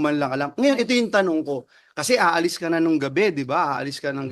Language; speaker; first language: Filipino; native; Filipino